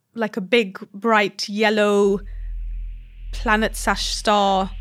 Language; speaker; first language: English; non-native, local second language; Hindi